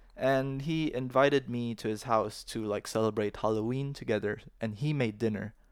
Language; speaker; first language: English; non-native, local second language; Filipino